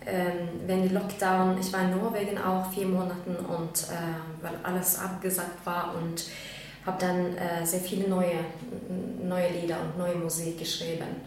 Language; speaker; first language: German; non-native, fluent; Norwegian